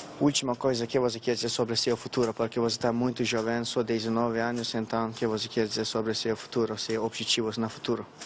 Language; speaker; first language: Portuguese; non-native, learner; Turkish